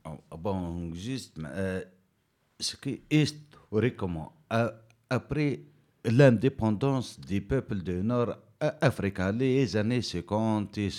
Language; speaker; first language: French; non-native, learner; Berber languages